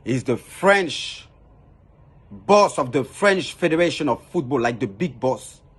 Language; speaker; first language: English; non-native, fluent; French